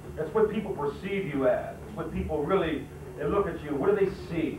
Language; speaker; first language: English; native; English